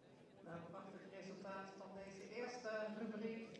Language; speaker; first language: Dutch; native; Dutch